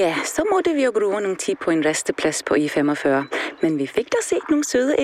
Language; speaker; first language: Danish; native; Danish